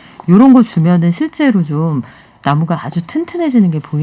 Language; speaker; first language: Korean; native; Korean